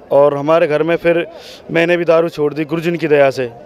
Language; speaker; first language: Hindi; native; Hindi